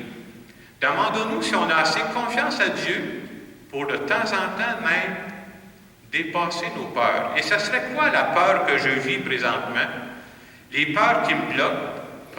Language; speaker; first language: French; native; French